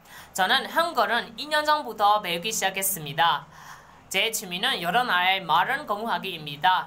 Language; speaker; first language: Korean; non-native, learner; Burmese